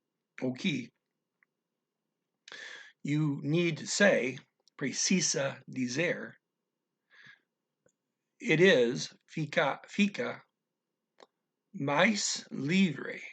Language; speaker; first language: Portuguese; non-native, learner; English